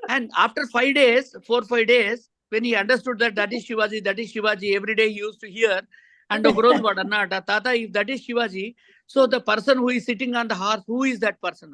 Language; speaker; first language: English; non-native, local second language; Telugu